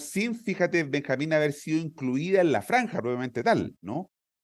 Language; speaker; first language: Spanish; native; Spanish